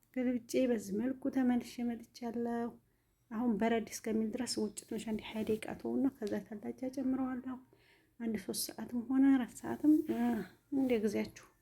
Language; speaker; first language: Amharic; native; Amharic